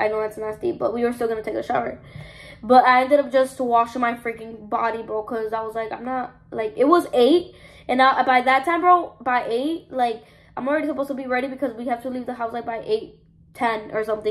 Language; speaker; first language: English; early bilingual, other home language; Spanish